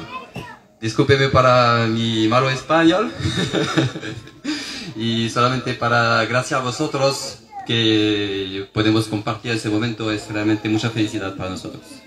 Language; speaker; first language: Spanish; non-native, fluent; French